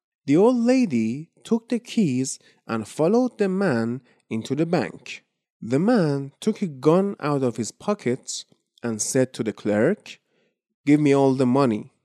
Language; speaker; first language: English; non-native, fluent; Persian